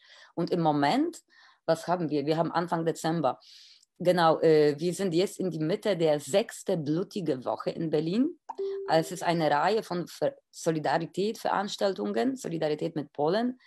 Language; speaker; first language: German; non-native, fluent; Polish